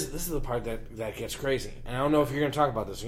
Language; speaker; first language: English; native; English